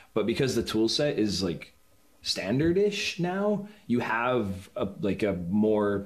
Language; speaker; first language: English; native; English